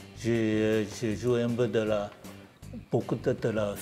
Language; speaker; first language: French; non-native, learner; Chinese